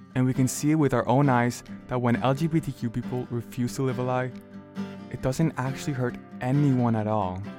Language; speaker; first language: English; early bilingual, other home language; Spanish